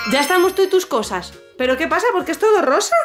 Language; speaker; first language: Spanish; native; Spanish